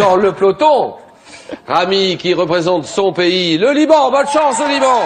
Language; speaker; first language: French; native; French